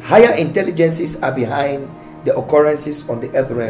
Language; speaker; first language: English; native; English